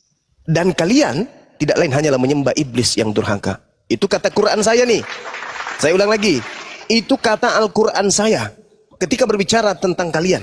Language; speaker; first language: Indonesian; native; Indonesian